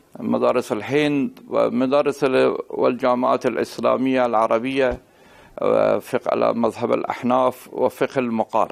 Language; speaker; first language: Arabic; non-native, learner; Persian